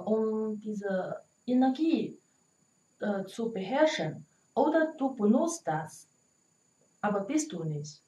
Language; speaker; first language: German; non-native, learner; Chinese